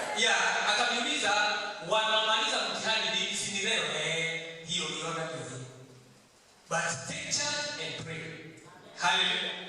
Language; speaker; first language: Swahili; non-native, local second language; Kikuyu